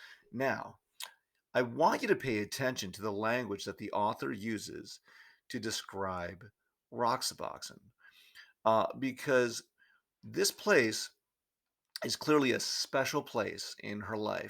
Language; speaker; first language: English; native; English